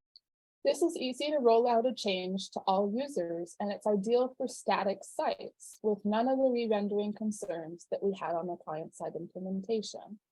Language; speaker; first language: English; native; English